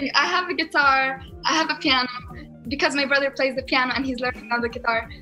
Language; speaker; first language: English; non-native, fluent; Arabic